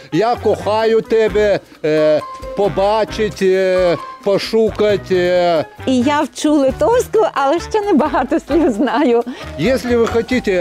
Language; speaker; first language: Ukrainian; non-native, learner; Russian